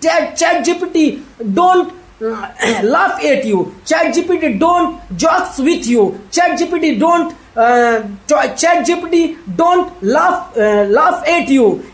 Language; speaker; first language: English; non-native, learner; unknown